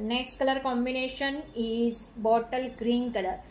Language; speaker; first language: Hindi; non-native, local second language; Marathi